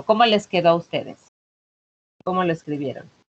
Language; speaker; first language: Spanish; native; Spanish